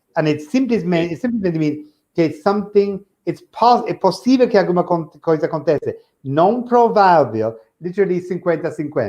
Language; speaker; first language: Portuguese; non-native, fluent; English